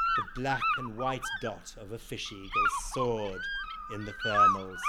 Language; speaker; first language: English; native; English